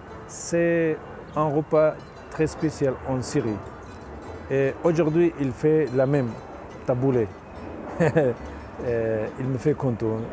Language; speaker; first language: French; non-native, learner; Kurdish